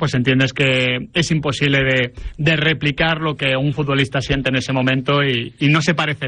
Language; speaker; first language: Spanish; native; Spanish